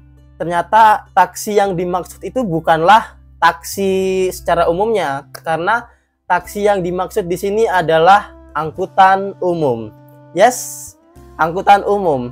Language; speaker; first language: Indonesian; native; Indonesian